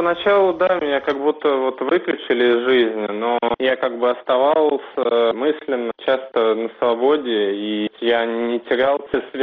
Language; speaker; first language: Russian; native; Russian